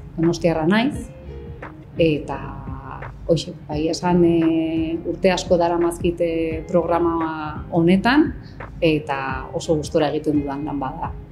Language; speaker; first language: Basque; native; Basque